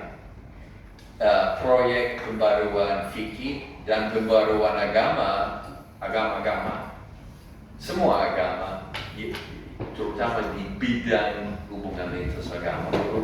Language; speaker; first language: Indonesian; non-native, fluent; English